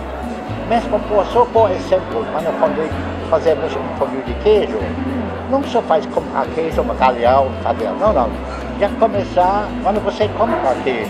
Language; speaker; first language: Portuguese; non-native, learner; German